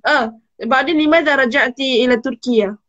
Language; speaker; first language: Arabic; non-native, learner; Malay